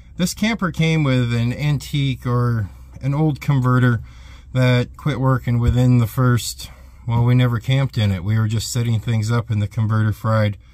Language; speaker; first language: English; native; English